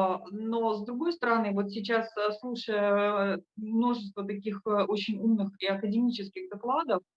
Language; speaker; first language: Russian; native; Russian